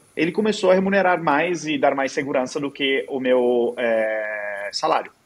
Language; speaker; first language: Portuguese; non-native, fluent; Italian